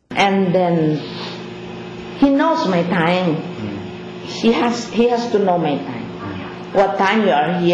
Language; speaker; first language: English; non-native, local second language; Filipino